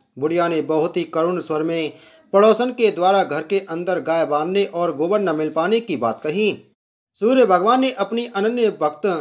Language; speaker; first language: Hindi; native; Hindi